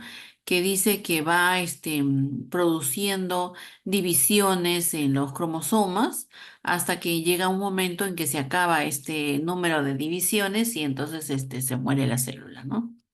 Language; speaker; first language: Spanish; native; Spanish